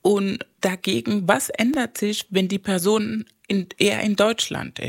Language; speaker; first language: German; non-native, fluent; Spanish